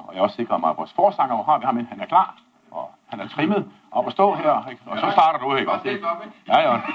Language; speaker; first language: Danish; native; Danish